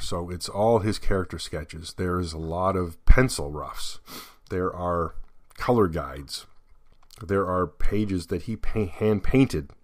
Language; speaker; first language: English; native; English